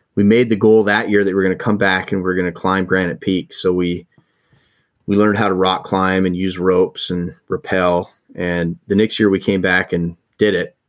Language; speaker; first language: English; native; English